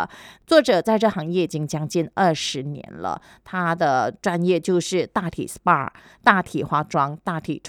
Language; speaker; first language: Chinese; native; Chinese